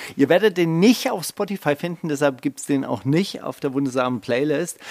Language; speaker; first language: German; native; German